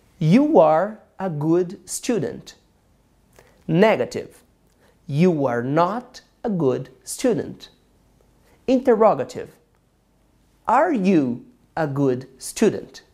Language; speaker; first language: English; non-native, fluent; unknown